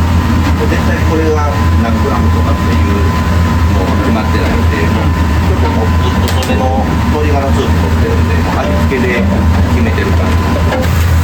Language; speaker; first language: Japanese; native; Japanese